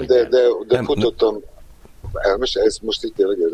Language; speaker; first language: Hungarian; non-native, fluent; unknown